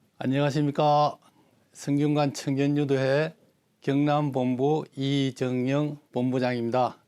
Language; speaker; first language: Korean; native; Korean